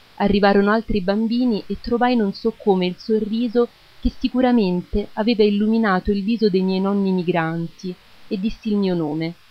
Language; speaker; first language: Italian; early bilingual, other home language; German